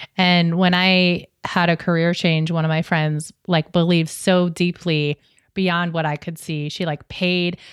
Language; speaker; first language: English; native; English